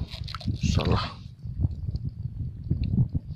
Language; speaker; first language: Indonesian; non-native, local second language; Sundanese